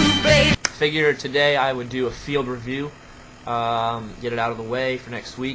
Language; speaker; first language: English; native; English